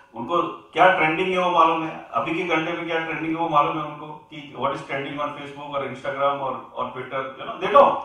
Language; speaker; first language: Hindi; non-native, local second language; Gujarati